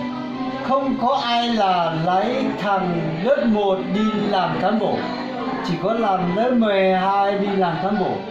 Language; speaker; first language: Vietnamese; non-native, local second language; Hmong